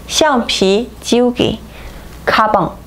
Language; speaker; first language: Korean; non-native, fluent; Chinese